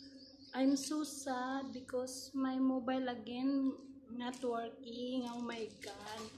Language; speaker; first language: English; non-native, learner; Filipino